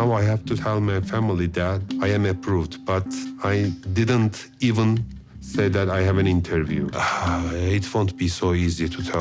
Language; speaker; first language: English; non-native, fluent; Turkish